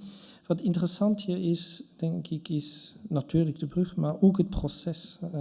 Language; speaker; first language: Dutch; non-native, local second language; French